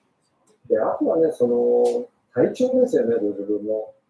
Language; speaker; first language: Japanese; native; Japanese